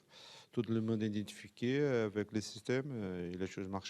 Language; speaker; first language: French; non-native, fluent; Portuguese